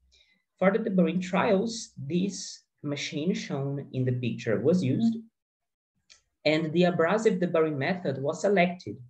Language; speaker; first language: English; non-native, fluent; Portuguese